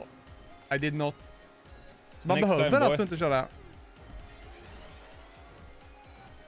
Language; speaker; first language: Swedish; native; Swedish